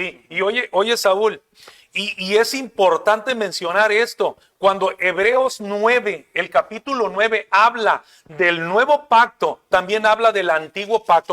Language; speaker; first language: Spanish; native; Spanish